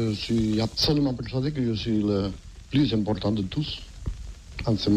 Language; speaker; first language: French; non-native, fluent; Catalan